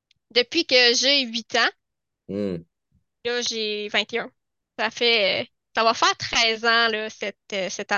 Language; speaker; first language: French; native; French